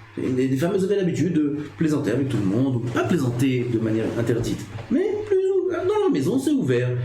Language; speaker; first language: French; native; French